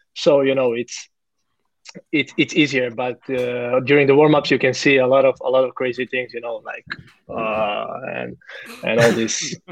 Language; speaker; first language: English; non-native, fluent; Croatian